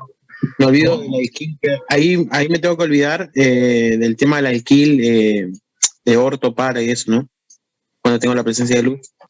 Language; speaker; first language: Spanish; native; Spanish